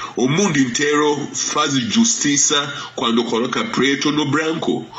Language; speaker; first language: Portuguese; non-native, fluent; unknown